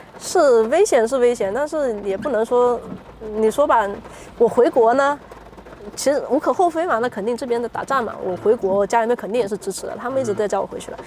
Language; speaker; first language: Chinese; native; Chinese